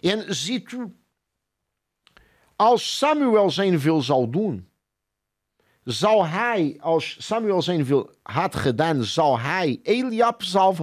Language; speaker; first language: Dutch; non-native, fluent; Portuguese